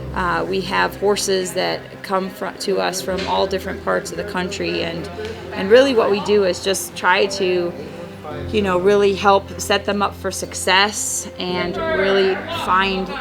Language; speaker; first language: English; native; English